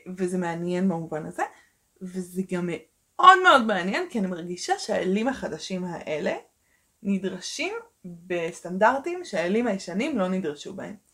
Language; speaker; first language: Hebrew; early bilingual, other home language; Russian